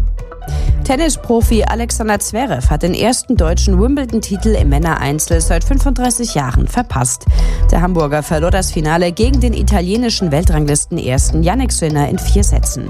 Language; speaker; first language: German; native; German